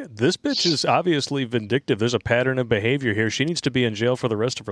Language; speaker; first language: English; native; English